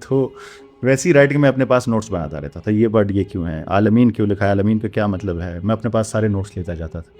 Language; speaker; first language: Urdu; non-native, local second language; Pashto